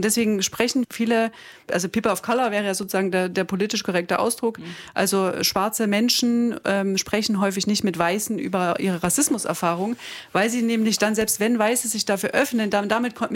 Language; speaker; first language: German; native; German